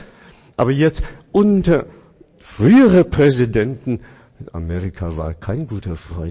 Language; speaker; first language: German; non-native, fluent; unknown